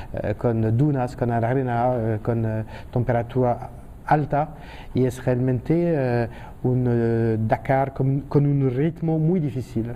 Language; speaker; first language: Spanish; non-native, fluent; French